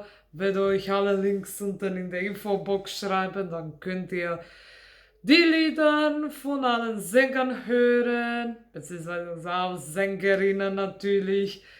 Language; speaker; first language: German; non-native, fluent; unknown